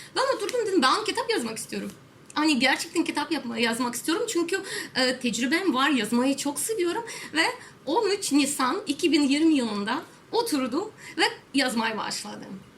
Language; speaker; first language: Turkish; non-native, fluent; Russian